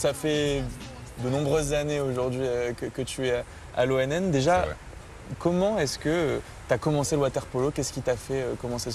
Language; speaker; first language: French; native; French